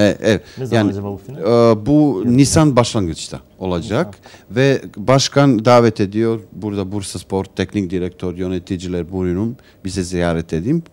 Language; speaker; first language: Turkish; non-native, learner; Serbian